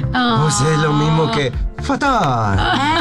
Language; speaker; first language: Spanish; native; Spanish